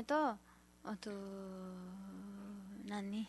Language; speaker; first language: Japanese; non-native, learner; Nepali